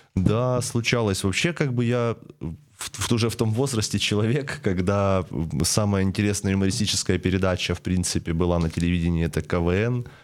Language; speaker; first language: Russian; native; Russian